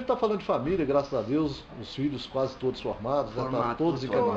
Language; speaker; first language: Portuguese; native; Portuguese